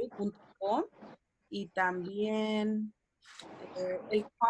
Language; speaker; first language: Spanish; early bilingual, heritage; Spanish